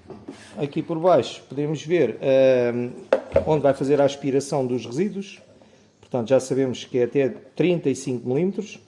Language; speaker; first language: Portuguese; native; Portuguese